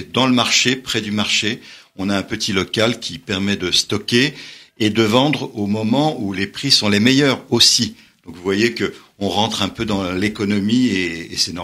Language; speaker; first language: French; native; French